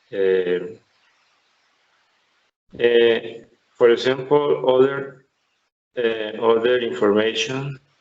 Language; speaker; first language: English; non-native, learner; Spanish